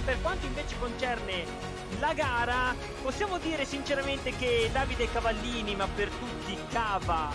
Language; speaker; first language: Italian; native; Italian